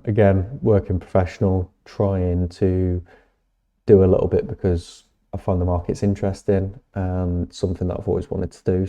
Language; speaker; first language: English; native; English